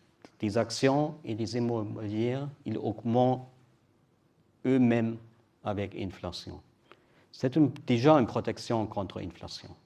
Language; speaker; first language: French; non-native, learner; German